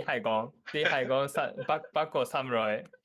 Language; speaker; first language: Cantonese; non-native, learner; Japanese